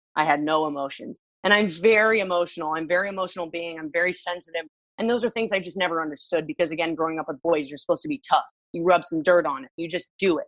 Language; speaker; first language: English; native; English